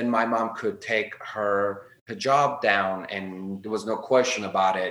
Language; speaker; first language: English; non-native, fluent; Armenian